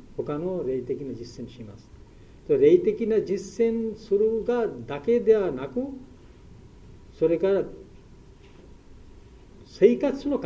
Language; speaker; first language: Japanese; non-native, learner; Bangla